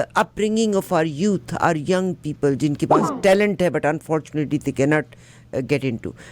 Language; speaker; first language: English; non-native, local second language; Punjabi